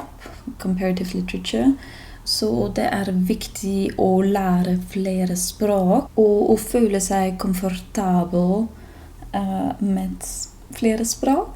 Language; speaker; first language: Norwegian; non-native, fluent; German